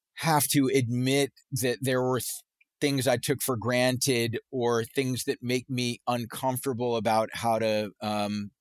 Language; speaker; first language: English; native; English